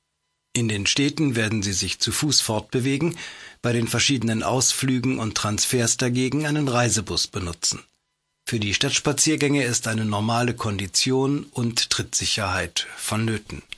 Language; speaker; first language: German; native; German